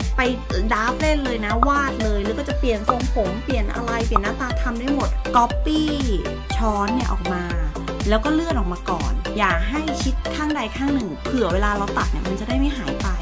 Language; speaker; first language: Thai; native; Thai